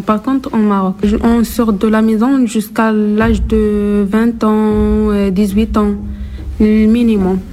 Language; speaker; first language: French; non-native, learner; Arabic